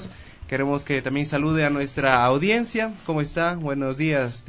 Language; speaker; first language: Spanish; native; Spanish